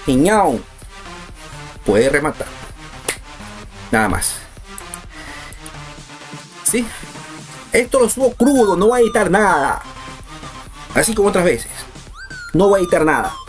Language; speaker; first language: Spanish; native; Spanish